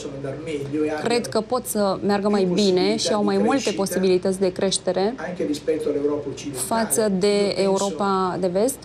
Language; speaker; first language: Romanian; non-native, fluent; Italian